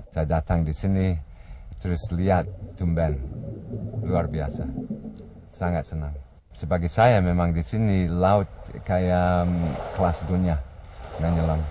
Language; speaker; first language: Indonesian; non-native, learner; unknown